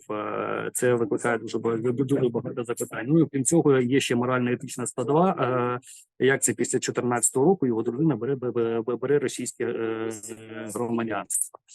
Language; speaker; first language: Ukrainian; native; Ukrainian